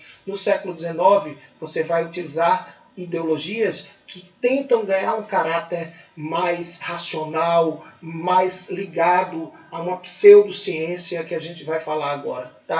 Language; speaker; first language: Portuguese; native; Portuguese